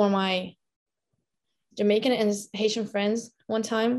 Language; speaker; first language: English; non-native, fluent; Lithuanian